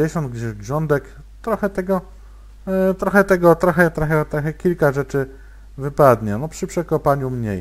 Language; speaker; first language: Polish; native; Polish